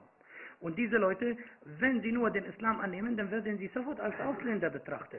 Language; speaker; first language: German; non-native, fluent; Arabic